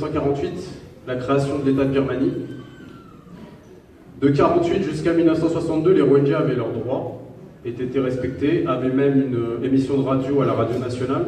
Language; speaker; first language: French; native; French